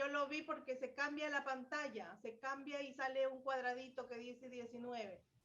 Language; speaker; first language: Spanish; native; Spanish